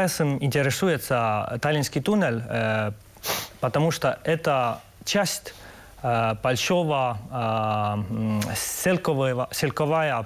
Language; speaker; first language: Russian; non-native, local second language; Estonian